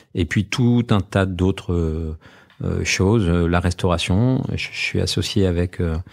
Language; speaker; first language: French; native; French